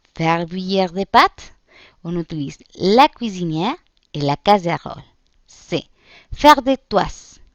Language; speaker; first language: French; non-native, fluent; Spanish